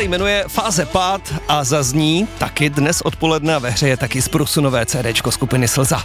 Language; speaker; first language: Czech; native; Czech